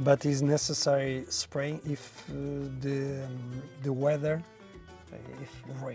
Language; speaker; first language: English; non-native, learner; Portuguese